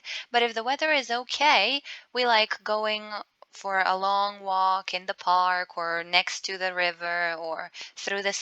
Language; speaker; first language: English; non-native, fluent; Serbian